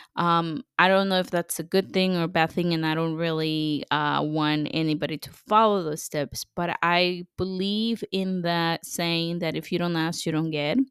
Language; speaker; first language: English; non-native, fluent; Spanish